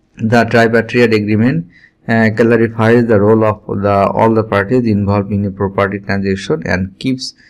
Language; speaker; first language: English; non-native, local second language; Bangla